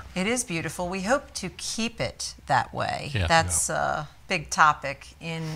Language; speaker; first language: English; native; English